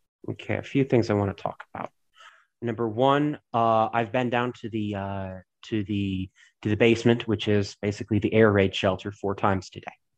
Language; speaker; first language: English; native; English